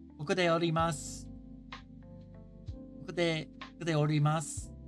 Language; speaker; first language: Japanese; non-native, learner; English